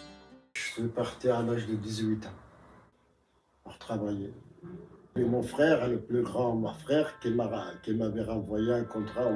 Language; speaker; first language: French; non-native, fluent; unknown